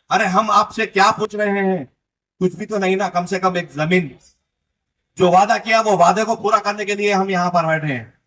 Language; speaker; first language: Hindi; non-native, local second language; Telugu